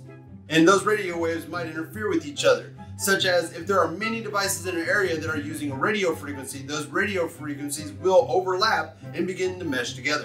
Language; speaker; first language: English; native; English